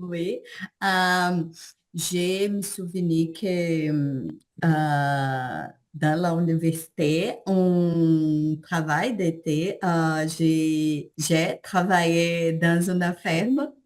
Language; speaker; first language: French; non-native, learner; Portuguese